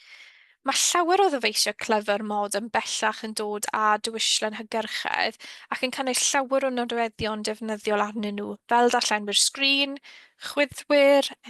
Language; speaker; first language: Welsh; native; Welsh